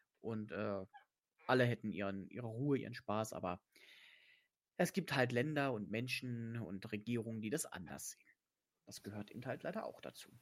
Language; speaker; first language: German; native; German